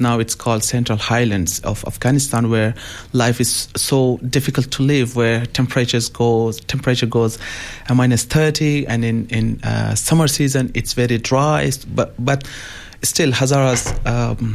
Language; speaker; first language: English; non-native, local second language; Hazaragi